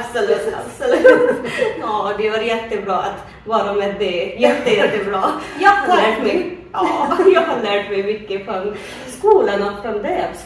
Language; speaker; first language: Swedish; non-native, learner; Hindi